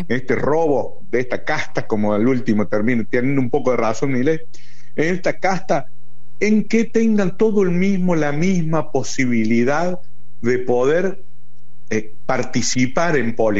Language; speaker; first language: Spanish; native; Spanish